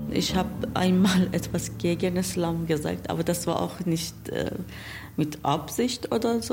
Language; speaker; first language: German; non-native, learner; Persian